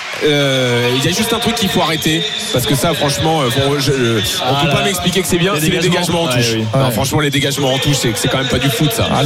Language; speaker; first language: French; native; French